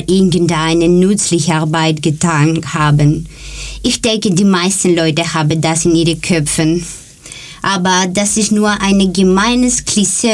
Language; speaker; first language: German; non-native, learner; Greek